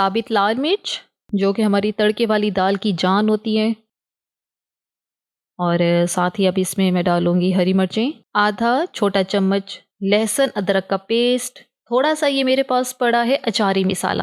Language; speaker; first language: Hindi; native; Hindi